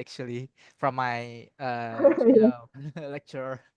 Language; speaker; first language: English; non-native, learner; Indonesian